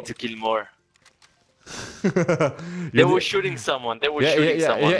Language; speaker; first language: English; non-native, fluent; Hebrew